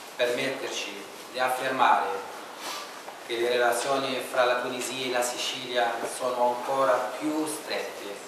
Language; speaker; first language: Italian; non-native, learner; Arabic